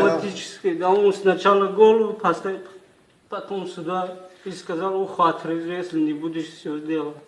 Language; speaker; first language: Russian; non-native, learner; Tajik